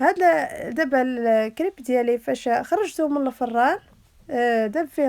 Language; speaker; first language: Arabic; native; Arabic